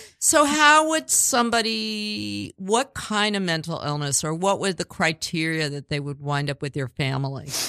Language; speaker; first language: English; native; English